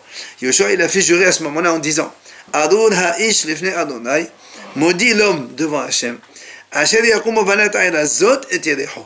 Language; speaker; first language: French; native; French